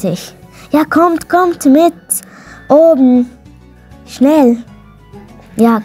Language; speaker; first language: German; non-native, learner; Arabic